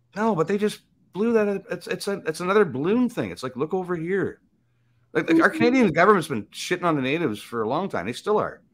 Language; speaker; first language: English; native; English